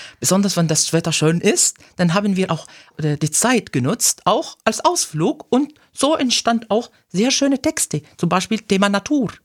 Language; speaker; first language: German; non-native, fluent; Arabic